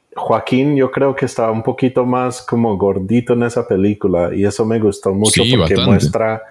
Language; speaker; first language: Spanish; early bilingual, heritage; Spanish